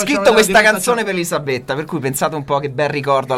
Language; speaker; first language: Italian; native; Italian